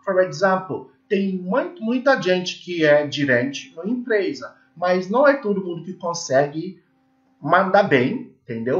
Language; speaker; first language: Portuguese; non-native, learner; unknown